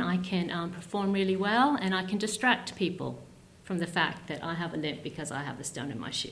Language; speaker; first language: English; native; English